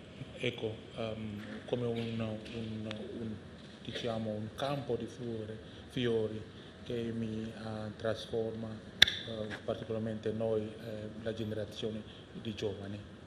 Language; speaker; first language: Italian; non-native, learner; Indonesian